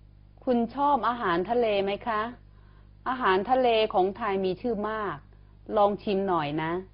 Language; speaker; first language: Thai; non-native, fluent; Chinese